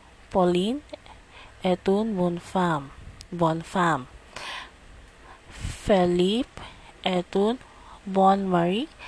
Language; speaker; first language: French; non-native, learner; Filipino